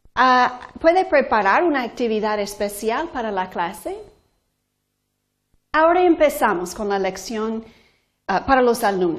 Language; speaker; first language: Spanish; non-native, fluent; English